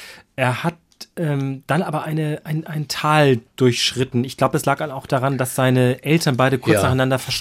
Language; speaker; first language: German; native; German